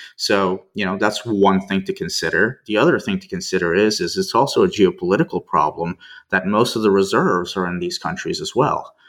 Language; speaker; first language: English; native; English